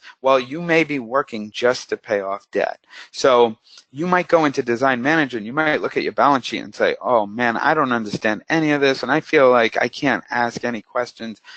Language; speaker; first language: English; native; English